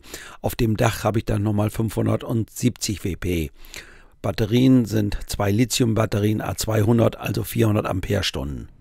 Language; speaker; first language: German; native; German